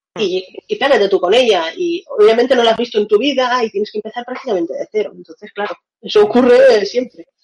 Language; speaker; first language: Spanish; early bilingual, other home language; Russian